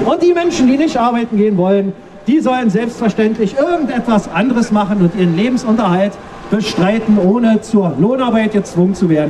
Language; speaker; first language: German; native; German